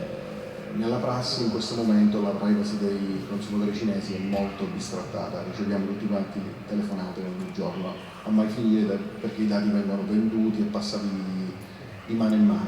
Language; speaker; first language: Italian; native; Italian